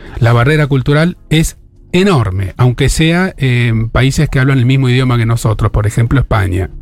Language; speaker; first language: Spanish; native; Spanish